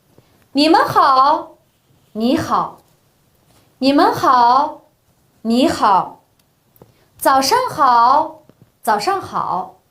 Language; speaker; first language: Chinese; non-native, local second language; Uyghur